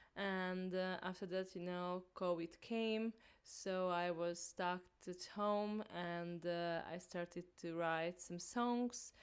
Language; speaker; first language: English; non-native, learner; Hungarian